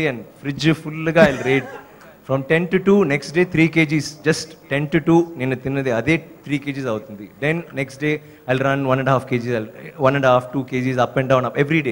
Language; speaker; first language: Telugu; non-native, fluent; Tamil